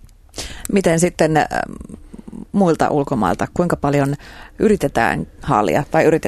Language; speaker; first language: Finnish; native; Finnish